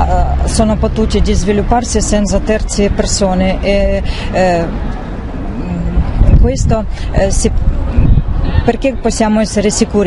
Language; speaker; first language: Italian; non-native, learner; Russian